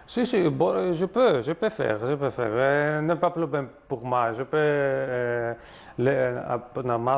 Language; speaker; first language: French; non-native, learner; Greek